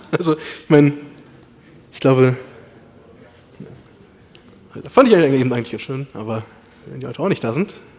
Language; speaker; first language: German; native; German